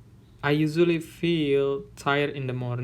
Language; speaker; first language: English; non-native, fluent; Indonesian